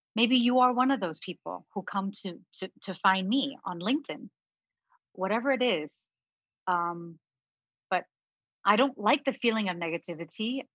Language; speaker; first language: English; early bilingual, other home language; Cantonese